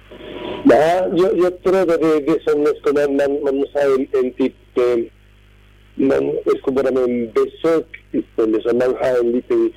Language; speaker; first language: Swedish; non-native, fluent; Spanish